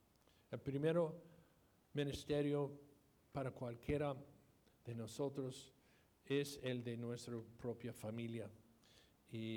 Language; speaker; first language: Spanish; non-native, fluent; English